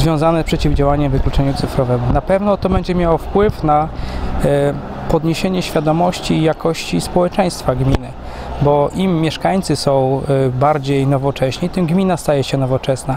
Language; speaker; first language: Polish; native; Polish